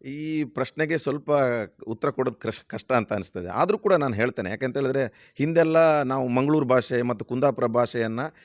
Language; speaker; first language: Kannada; non-native, local second language; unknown